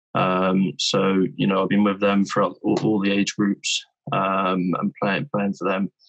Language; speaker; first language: English; native; English